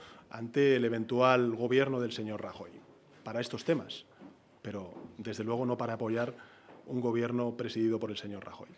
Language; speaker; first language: Spanish; native; Spanish